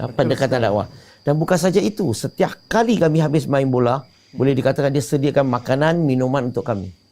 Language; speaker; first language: Malay; non-native, local second language; Chinese